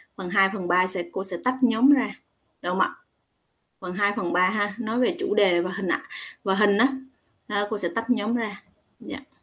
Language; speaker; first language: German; non-native, fluent; Vietnamese